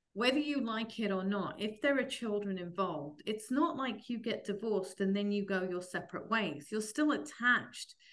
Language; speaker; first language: English; native; English